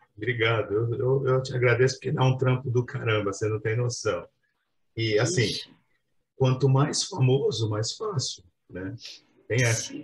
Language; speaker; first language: Portuguese; native; Portuguese